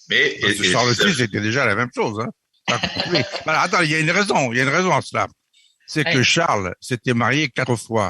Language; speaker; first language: French; native; French